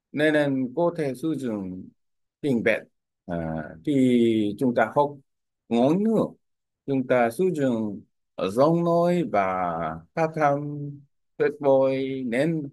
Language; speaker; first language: Vietnamese; non-native, learner; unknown